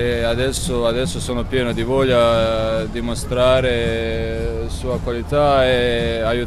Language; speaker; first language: Italian; non-native, fluent; Croatian